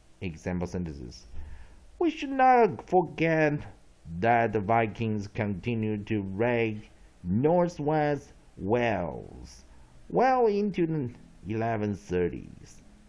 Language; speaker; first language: English; non-native, fluent; Chinese